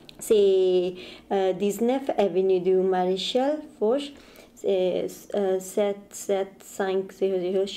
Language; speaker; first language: French; non-native, learner; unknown